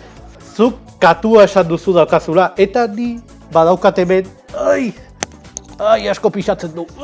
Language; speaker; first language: Basque; non-native, local second language; Spanish